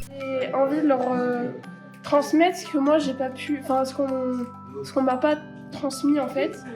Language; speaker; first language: French; native; French